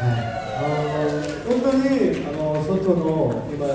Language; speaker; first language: Japanese; non-native, fluent; Korean